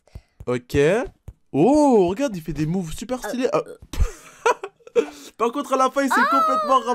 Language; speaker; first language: French; native; French